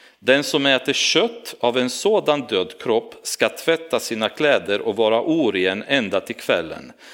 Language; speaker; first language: Swedish; non-native, fluent; Romanian